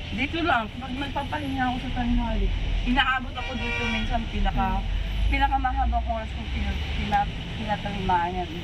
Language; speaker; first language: Filipino; non-native, local second language; Cebuano